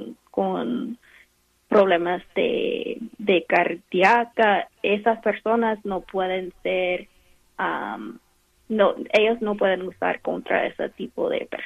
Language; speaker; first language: Spanish; non-native, fluent; English